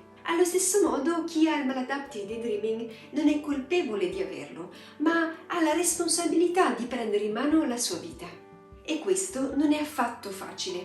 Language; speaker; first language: Italian; native; Italian